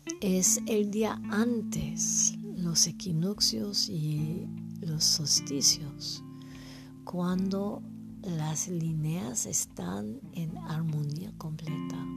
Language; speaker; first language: Spanish; non-native, fluent; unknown